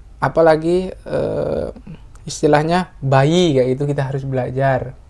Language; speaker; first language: Indonesian; non-native, local second language; Madurese